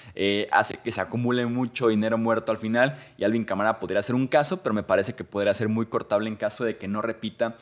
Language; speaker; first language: Spanish; native; Spanish